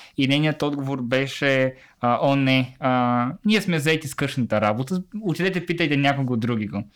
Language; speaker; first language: Bulgarian; native; Bulgarian